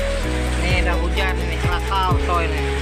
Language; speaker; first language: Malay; non-native, local second language; Iban